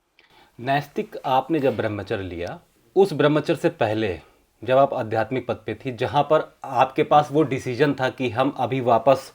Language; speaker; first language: Hindi; native; Hindi